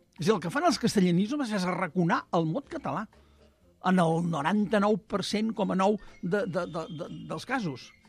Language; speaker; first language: Catalan; native; Catalan